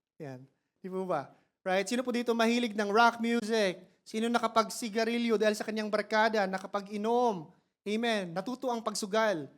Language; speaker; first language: Filipino; non-native, local second language; Cebuano